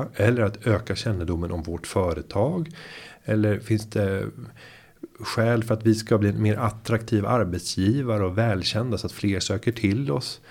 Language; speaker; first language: Swedish; native; Swedish